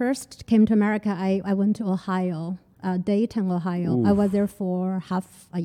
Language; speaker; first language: English; non-native, fluent; Chinese